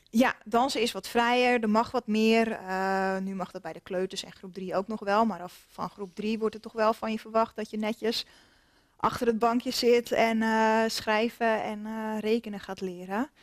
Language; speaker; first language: Dutch; native; Dutch